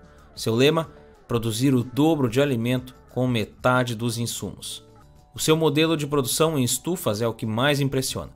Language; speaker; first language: Portuguese; native; Portuguese